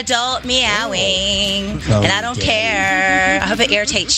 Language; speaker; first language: English; native; English